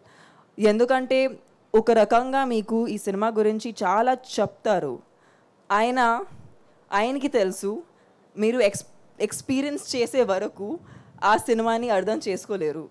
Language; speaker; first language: Telugu; non-native, local second language; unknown